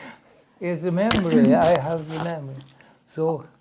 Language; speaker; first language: English; non-native, learner; Swedish